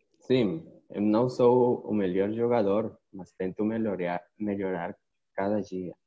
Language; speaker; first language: Portuguese; non-native, learner; Spanish